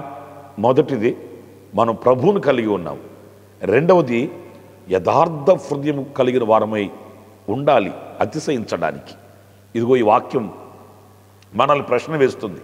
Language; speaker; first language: Telugu; native; Telugu